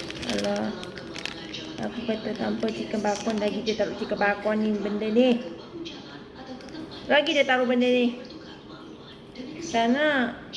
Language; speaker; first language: Malay; native; Malay